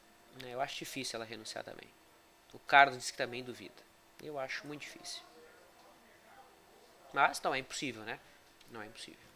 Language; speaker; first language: Portuguese; native; Portuguese